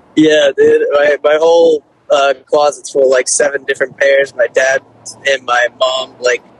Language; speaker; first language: English; native; English